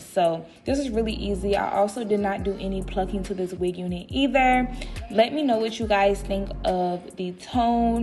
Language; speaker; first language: English; native; English